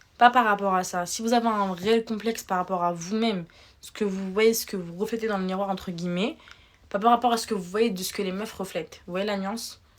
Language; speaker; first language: French; early bilingual, other home language; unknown